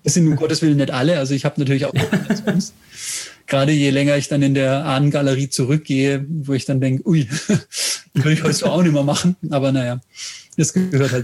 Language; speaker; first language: German; native; German